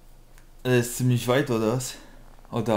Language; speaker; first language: German; non-native, fluent; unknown